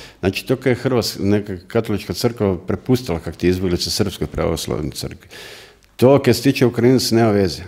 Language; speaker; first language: Croatian; native; Croatian